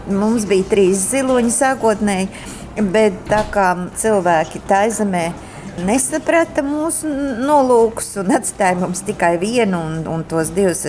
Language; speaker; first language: Latvian; native; Latvian